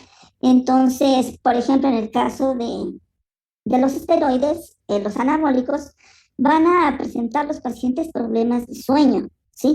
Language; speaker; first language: Spanish; native; Spanish